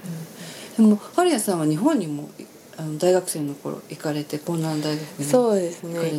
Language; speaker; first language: Japanese; native; Japanese